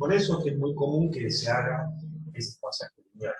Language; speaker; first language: Spanish; native; Spanish